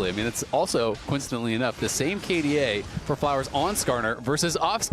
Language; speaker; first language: English; native; English